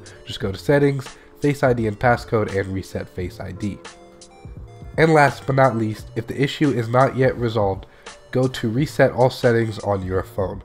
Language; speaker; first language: English; native; English